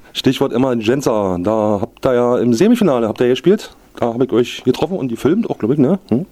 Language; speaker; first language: German; native; German